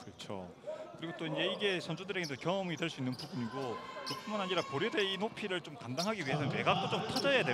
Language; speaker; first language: Korean; native; Korean